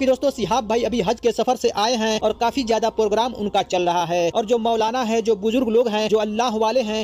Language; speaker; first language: Hindi; native; Hindi